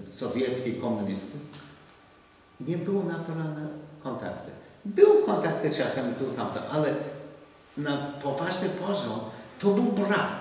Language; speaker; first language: Polish; non-native, learner; English